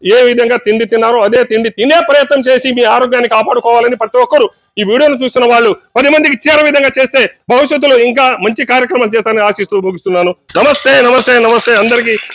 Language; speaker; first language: Telugu; native; Telugu